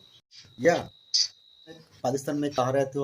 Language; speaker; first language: Hindi; non-native, learner; Bangla